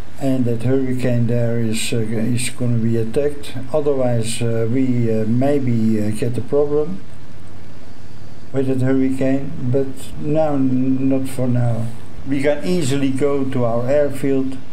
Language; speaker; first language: English; non-native, fluent; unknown